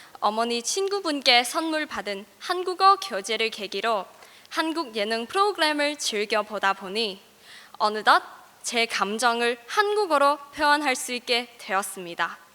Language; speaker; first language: Korean; non-native, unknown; Cantonese